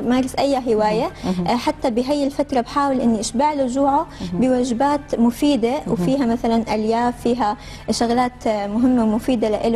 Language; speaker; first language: Arabic; native; Arabic